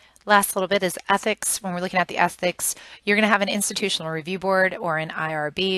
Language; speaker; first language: English; native; English